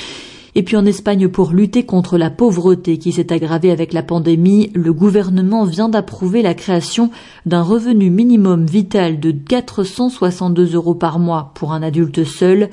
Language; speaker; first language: French; native; French